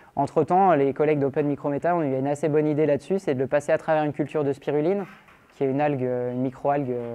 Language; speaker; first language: French; native; French